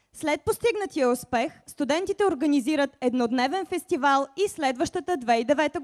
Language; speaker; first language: Bulgarian; native; Bulgarian